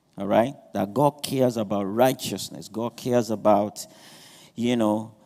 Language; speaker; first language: English; non-native, local second language; Yoruba